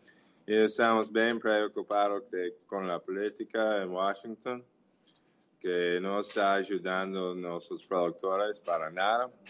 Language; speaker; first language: Portuguese; non-native, learner; English